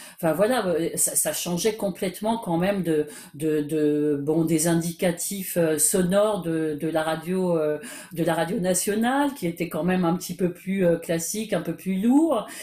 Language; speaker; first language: French; native; French